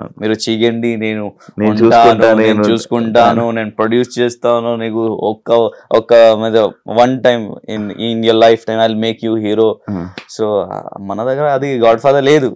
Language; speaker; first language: Telugu; non-native, learner; Hindi